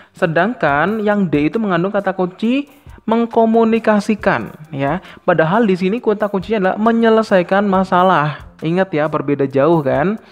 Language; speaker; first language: Indonesian; native; Indonesian